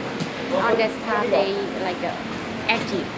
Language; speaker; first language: English; non-native, learner; Thai